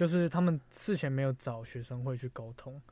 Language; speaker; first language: Chinese; native; Chinese